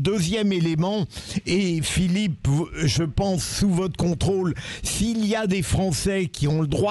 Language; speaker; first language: French; native; French